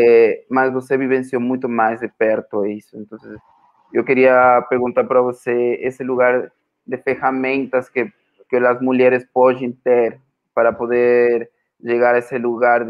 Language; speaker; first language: Portuguese; non-native, fluent; Spanish